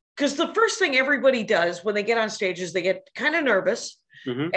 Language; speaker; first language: English; native; English